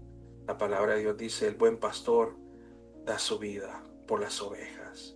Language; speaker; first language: Spanish; native; Spanish